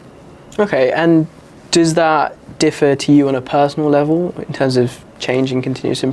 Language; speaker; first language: English; native; English